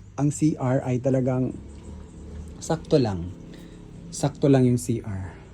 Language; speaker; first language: Filipino; non-native, local second language; Cebuano